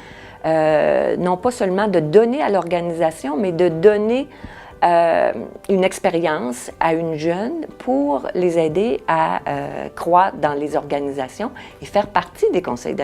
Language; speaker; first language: French; native; French